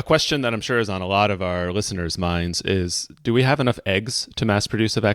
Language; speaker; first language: English; native; English